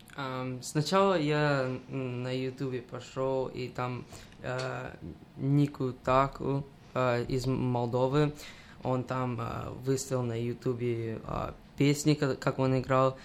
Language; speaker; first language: Russian; early bilingual, heritage; Russian